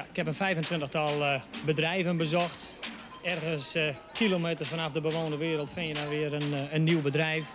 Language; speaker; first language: Dutch; native; Dutch